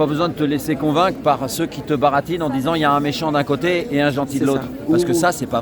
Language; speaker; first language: French; native; French